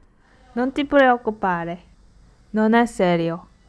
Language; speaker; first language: Italian; non-native, learner; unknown